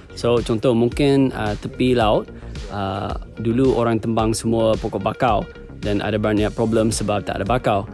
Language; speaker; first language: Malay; non-native, fluent; English